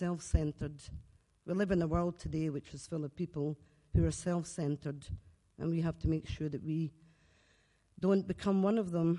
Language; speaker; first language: English; native; English